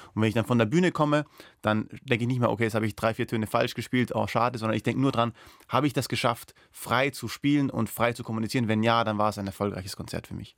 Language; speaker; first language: German; non-native, local second language; Persian